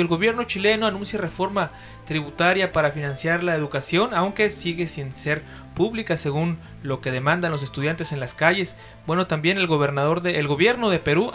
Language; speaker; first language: Spanish; native; Spanish